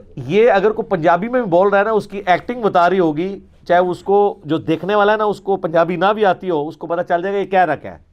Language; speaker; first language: Urdu; native; Urdu